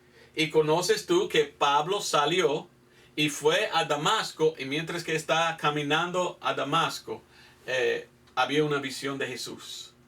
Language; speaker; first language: Spanish; non-native, fluent; English